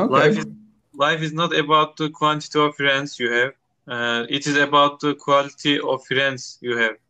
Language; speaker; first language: English; non-native, learner; Turkish